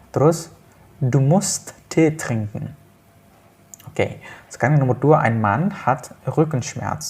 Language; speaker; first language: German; non-native, fluent; Indonesian